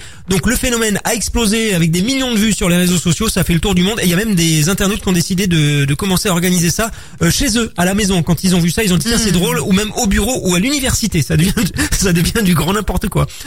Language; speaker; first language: French; native; French